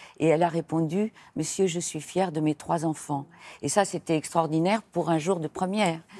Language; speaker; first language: French; native; French